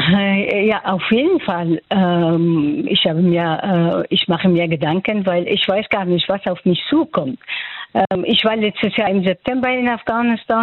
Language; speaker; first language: German; non-native, fluent; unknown